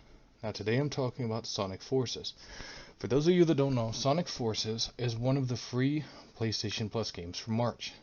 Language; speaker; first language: English; native; English